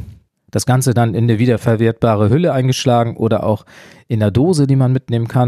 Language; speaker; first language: German; native; German